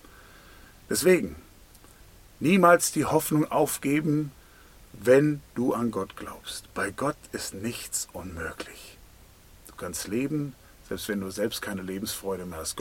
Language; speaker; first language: German; native; German